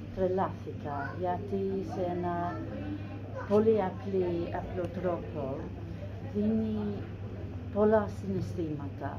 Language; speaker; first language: Greek; non-native, learner; English